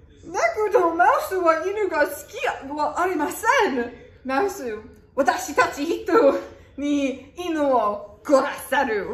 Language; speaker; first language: Japanese; non-native, learner; English